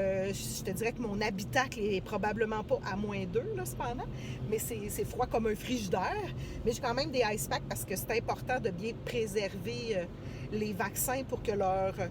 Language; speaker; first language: French; native; French